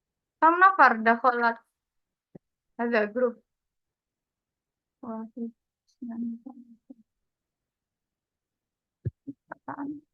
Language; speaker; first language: Arabic; non-native, fluent; Indonesian